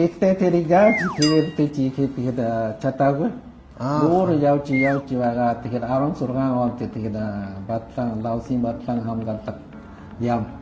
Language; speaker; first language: Mongolian; non-native, fluent; Lao